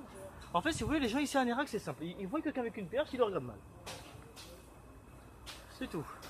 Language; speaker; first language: French; native; French